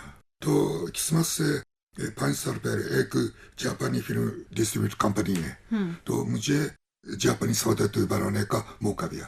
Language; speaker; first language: Hindi; non-native, fluent; Japanese